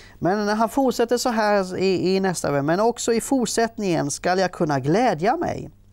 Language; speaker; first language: Swedish; native; Swedish